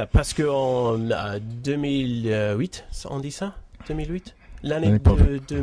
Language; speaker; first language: French; non-native, learner; English